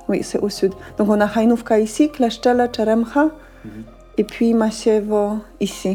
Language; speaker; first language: French; non-native, fluent; Polish